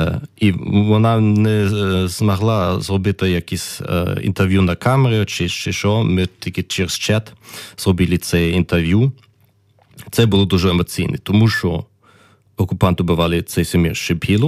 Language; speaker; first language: Ukrainian; early bilingual, heritage; German